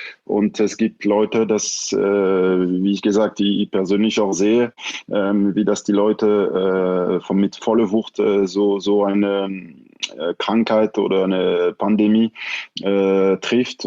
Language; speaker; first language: German; non-native, fluent; French